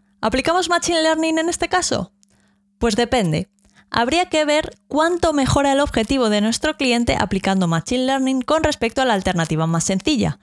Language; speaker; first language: Spanish; native; Spanish